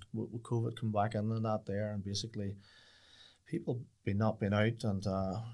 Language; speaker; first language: English; native; English